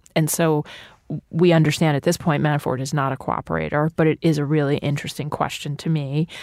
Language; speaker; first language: English; early bilingual, other home language; Ukrainian